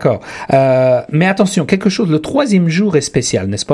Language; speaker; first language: French; native; French